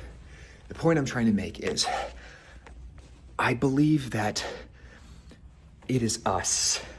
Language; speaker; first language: English; native; English